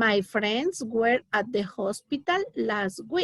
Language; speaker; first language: English; non-native, learner; Spanish